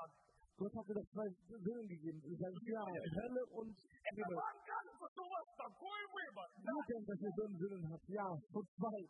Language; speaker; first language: German; non-native, fluent; Russian